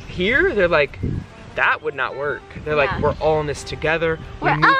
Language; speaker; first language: English; native; English